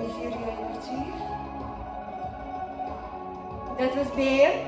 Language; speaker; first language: Dutch; non-native, learner; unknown